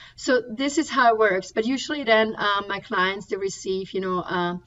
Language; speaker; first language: English; non-native, fluent; German